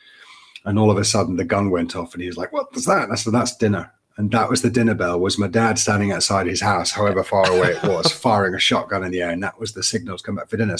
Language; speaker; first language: English; native; English